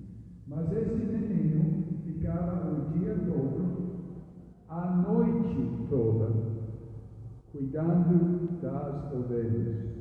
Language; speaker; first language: Portuguese; non-native, fluent; English